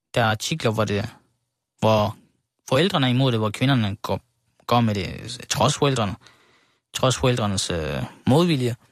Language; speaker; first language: Danish; early bilingual, other home language; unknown